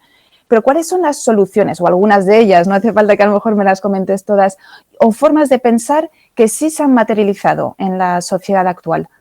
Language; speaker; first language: Spanish; native; Spanish